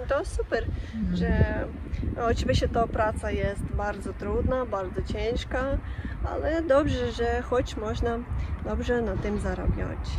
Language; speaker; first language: Polish; non-native, learner; Russian